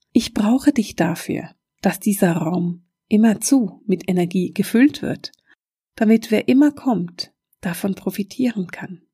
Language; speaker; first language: German; native; German